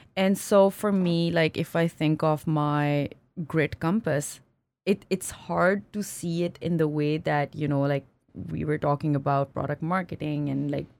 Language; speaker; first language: English; non-native, local second language; Urdu